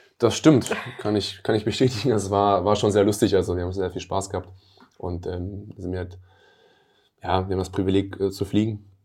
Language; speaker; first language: German; early bilingual, other home language; Albanian